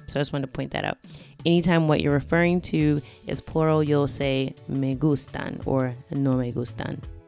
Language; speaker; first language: English; native; English